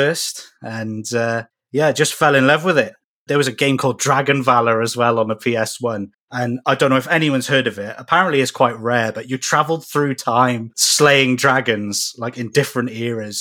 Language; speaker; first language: English; native; English